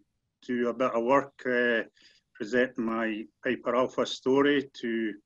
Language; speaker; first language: English; native; English